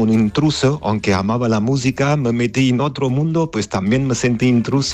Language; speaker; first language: Spanish; non-native, fluent; Armenian